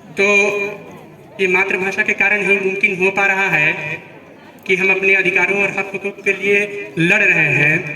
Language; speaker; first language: Hindi; native; Hindi